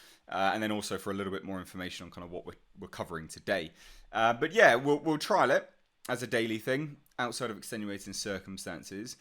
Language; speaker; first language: English; native; English